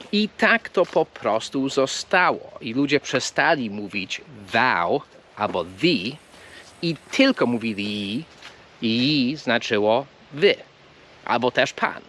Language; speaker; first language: Polish; non-native, fluent; English